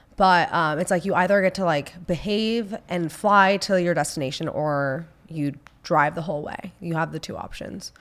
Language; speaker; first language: English; native; English